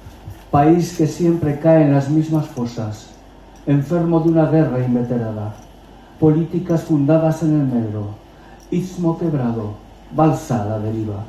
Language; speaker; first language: Spanish; native; Spanish